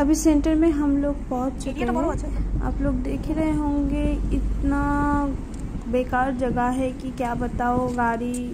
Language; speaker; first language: Hindi; non-native, local second language; Bangla